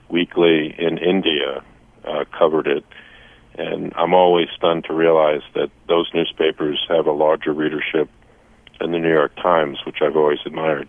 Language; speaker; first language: English; native; English